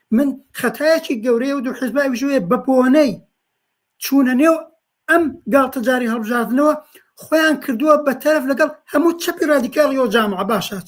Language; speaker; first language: Central Kurdish; native; Central Kurdish